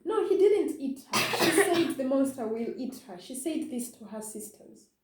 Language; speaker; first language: English; non-native, fluent; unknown